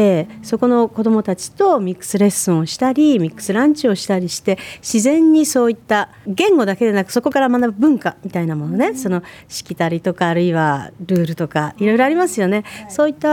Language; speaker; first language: Japanese; native; Japanese